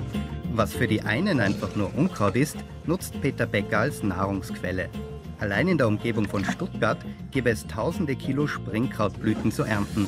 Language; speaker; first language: German; native; German